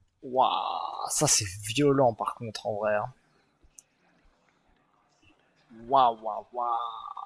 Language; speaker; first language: French; native; French